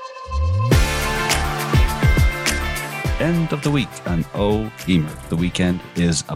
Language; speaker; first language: English; native; English